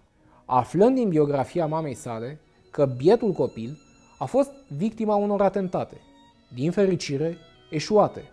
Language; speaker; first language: Romanian; native; Romanian